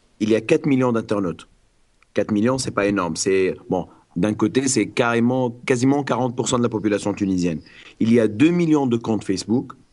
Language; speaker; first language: French; non-native, local second language; Arabic